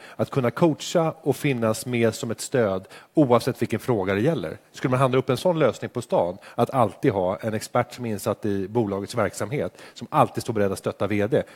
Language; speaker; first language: Swedish; native; Swedish